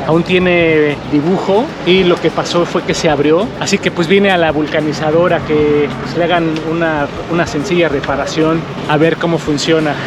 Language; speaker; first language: Spanish; native; Spanish